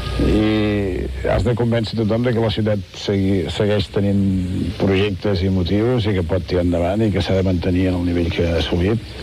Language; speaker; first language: Catalan; native; Catalan